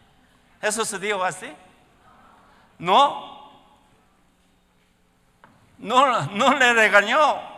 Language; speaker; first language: Spanish; non-native, learner; Korean